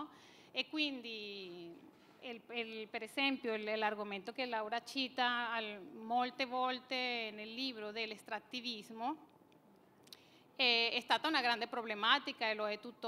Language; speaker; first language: Italian; non-native, fluent; Spanish